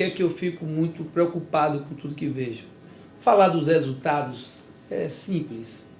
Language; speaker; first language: Portuguese; native; Portuguese